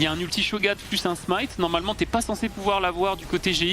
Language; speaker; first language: French; native; French